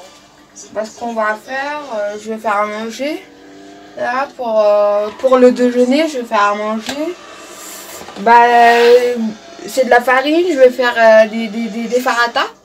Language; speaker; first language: French; non-native, local second language; Morisyen